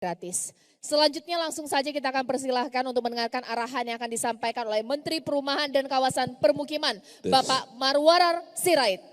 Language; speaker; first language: Indonesian; native; Indonesian